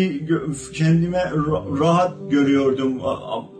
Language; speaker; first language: Turkish; non-native, local second language; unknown